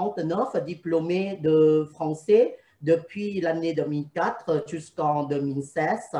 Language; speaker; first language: French; non-native, fluent; Thai